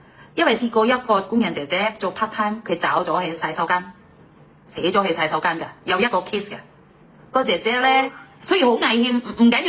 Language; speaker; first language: Cantonese; non-native, fluent; Indonesian